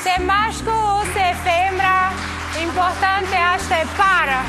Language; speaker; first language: Albanian; non-native, learner; Portuguese